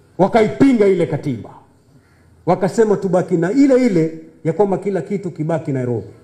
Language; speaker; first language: Swahili; native; Swahili